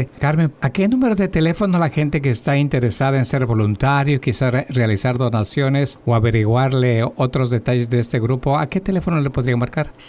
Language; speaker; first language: Spanish; native; Spanish